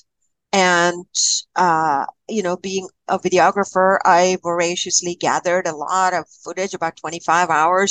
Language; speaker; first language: English; non-native, local second language; Malayalam